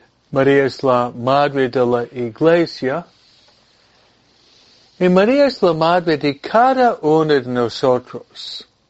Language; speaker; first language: Spanish; non-native, learner; English